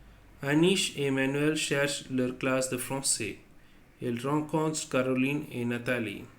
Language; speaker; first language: French; non-native, fluent; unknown